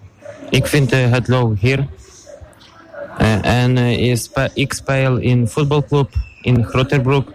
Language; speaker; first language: Dutch; non-native, learner; Ukrainian